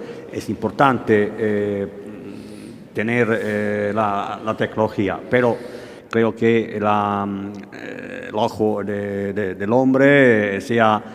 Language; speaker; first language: Spanish; non-native, learner; Italian